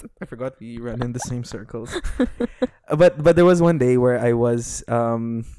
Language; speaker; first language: English; native; English